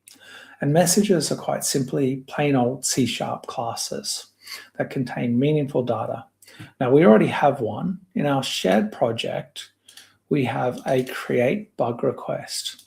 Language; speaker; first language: English; native; English